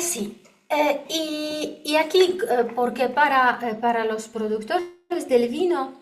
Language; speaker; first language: Spanish; non-native, learner; Polish